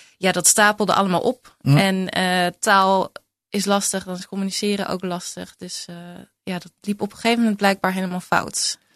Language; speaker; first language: Dutch; native; Dutch